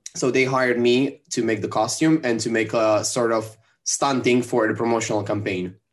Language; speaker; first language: English; non-native, fluent; Italian